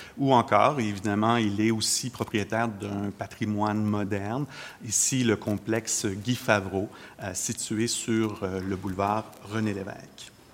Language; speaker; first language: French; native; French